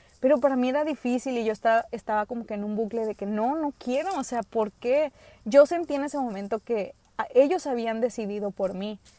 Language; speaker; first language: Spanish; early bilingual, other home language; English